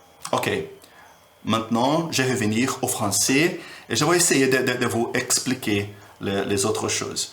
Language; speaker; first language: French; non-native, learner; Portuguese